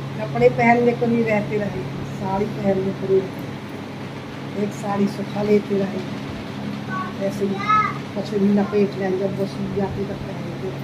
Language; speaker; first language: Hindi; native; Hindi